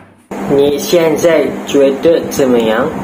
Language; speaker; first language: Chinese; non-native, learner; Malay